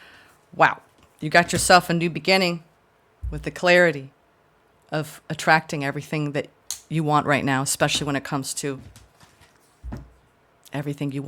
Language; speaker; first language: English; native; English